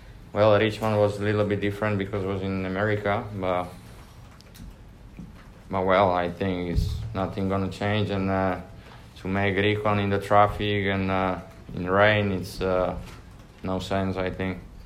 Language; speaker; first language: English; non-native, fluent; Slovak